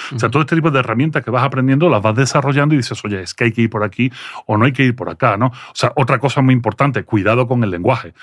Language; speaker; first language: Spanish; early bilingual, other home language; French